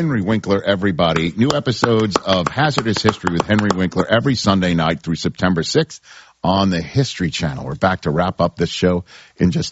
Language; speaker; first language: English; native; English